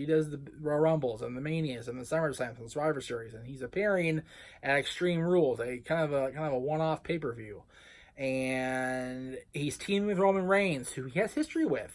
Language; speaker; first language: English; native; English